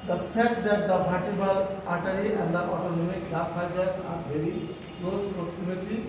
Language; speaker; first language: English; non-native, local second language; Bangla